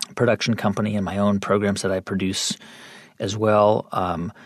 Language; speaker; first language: English; native; English